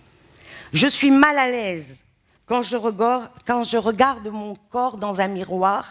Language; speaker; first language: French; non-native, local second language; Arabic